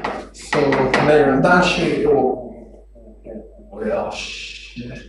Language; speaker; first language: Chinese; non-native, learner; Japanese